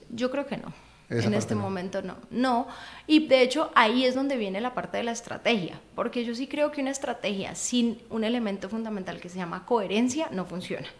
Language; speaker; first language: Spanish; native; Spanish